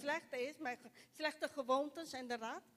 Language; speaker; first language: Dutch; non-native, local second language; Papiamento